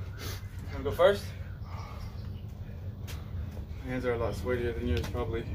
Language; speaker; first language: English; native; English